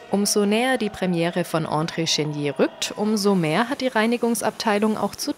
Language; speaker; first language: German; native; German